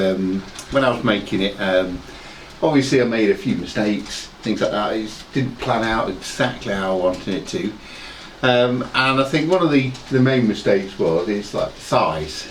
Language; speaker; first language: English; native; English